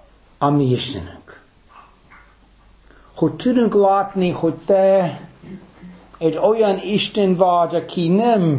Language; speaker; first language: Hungarian; early bilingual, heritage; English